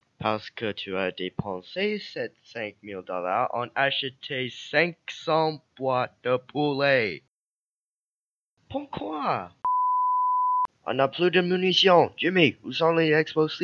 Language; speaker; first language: French; non-native, learner; English